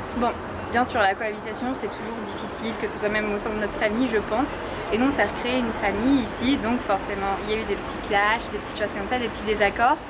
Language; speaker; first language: French; native; French